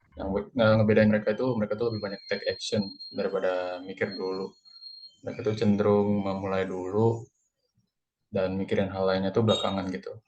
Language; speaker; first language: Indonesian; native; Indonesian